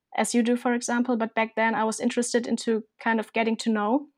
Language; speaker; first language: English; non-native, fluent; German